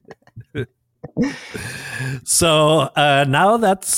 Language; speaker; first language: English; non-native, fluent; French